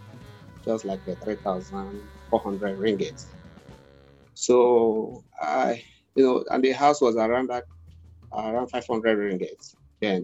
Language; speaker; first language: English; non-native, local second language; Igbo